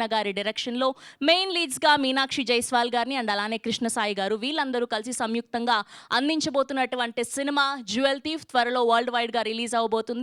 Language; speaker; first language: Telugu; native; Telugu